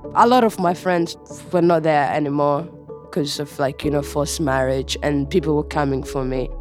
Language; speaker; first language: English; non-native, fluent; Somali